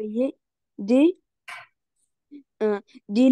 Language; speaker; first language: French; non-native, learner; Arabic